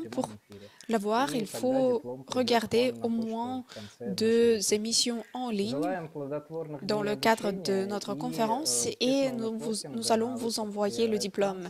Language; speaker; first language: French; non-native, fluent; Russian